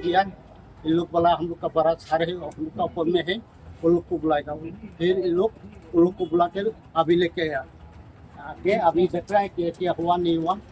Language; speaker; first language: Hindi; non-native, local second language; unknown